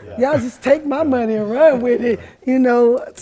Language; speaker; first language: English; native; English